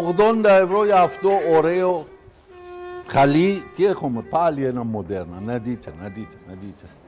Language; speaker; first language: Greek; non-native, learner; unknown